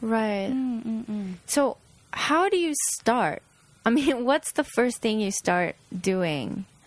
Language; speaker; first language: English; non-native, fluent; Japanese